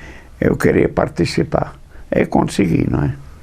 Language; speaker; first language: Portuguese; non-native, fluent; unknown